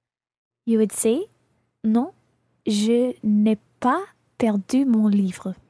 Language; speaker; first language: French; non-native, learner; English